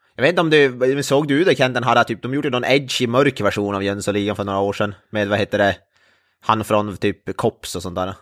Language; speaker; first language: Swedish; native; Swedish